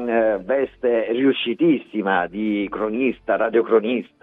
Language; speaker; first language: Italian; native; Italian